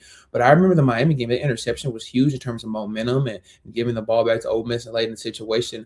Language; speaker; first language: English; native; English